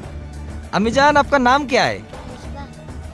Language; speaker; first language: Hindi; non-native, learner; Bangla